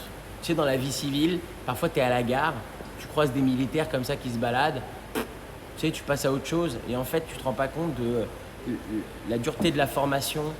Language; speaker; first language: French; native; French